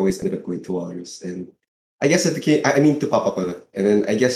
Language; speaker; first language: English; non-native, local second language; Filipino